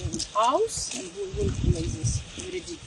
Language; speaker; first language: English; non-native, learner; Russian